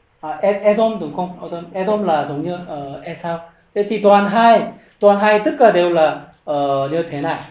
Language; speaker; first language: Vietnamese; non-native, learner; Korean